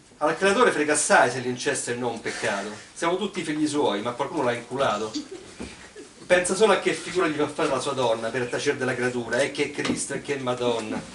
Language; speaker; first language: Italian; native; Italian